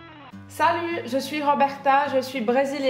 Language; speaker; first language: French; non-native, fluent; Portuguese